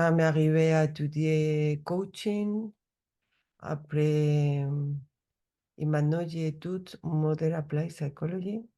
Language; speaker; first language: French; non-native, learner; Spanish